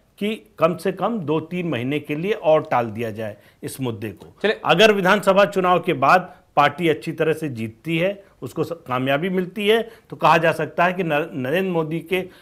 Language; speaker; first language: Hindi; native; Hindi